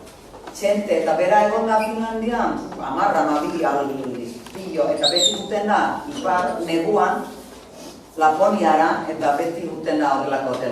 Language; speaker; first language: Basque; non-native, fluent; Finnish